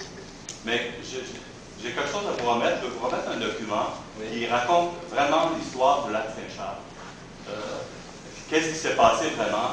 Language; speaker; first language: French; native; French